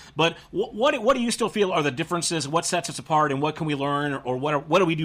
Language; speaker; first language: English; native; English